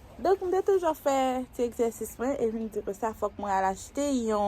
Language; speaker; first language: French; non-native, learner; Haitian Creole